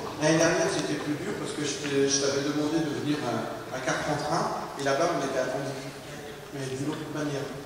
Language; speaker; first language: French; native; French